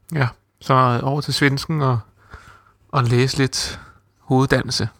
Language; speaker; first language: Danish; native; Danish